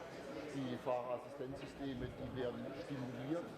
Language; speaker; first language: German; native; German